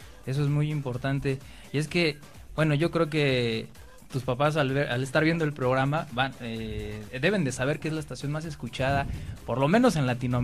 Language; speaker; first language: Spanish; native; Spanish